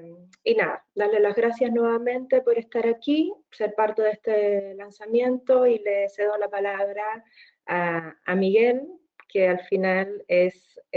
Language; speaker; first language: Spanish; native; Spanish